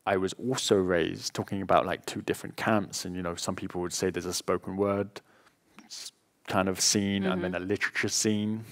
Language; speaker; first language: English; native; English